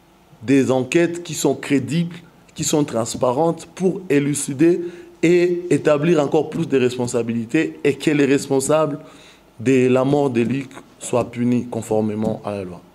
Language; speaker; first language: French; non-native, local second language; Swahili